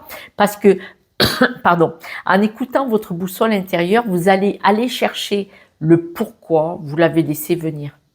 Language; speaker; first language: French; native; French